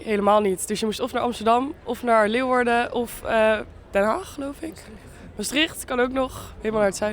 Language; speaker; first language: Dutch; native; Dutch